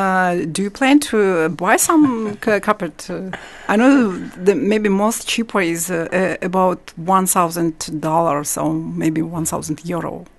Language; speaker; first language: English; non-native, learner; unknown